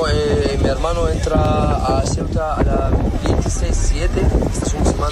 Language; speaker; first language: Spanish; non-native, learner; Arabic